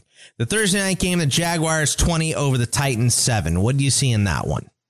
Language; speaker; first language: English; native; English